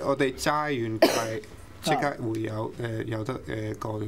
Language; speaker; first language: Cantonese; early bilingual, other home language; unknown